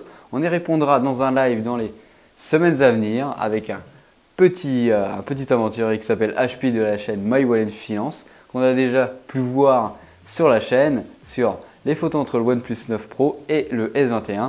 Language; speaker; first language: French; native; French